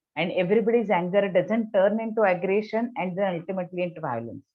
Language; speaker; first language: English; non-native, local second language; Marathi